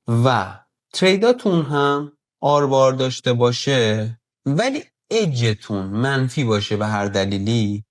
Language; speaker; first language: Persian; native; Persian